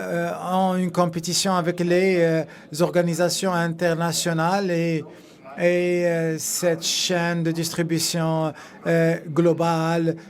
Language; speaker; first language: French; non-native, fluent; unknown